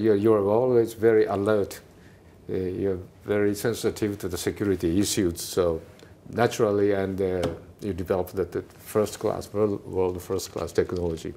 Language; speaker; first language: English; non-native, fluent; Japanese